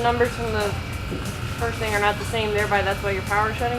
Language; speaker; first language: English; native; English